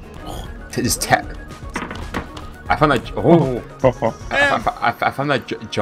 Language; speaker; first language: English; native; English